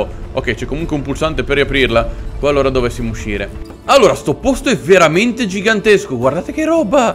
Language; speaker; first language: Italian; native; Italian